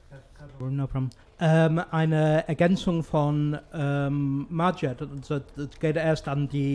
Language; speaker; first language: German; non-native, fluent; English